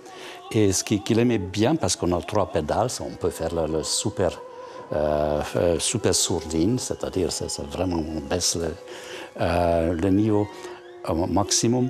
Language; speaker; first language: French; non-native, fluent; Hungarian